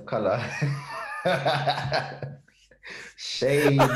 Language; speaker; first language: English; early bilingual, other home language; Hausa